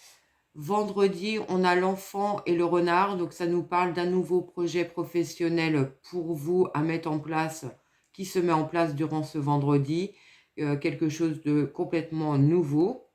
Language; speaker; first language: French; native; French